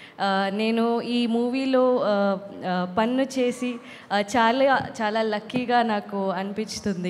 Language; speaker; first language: Telugu; non-native, local second language; Kannada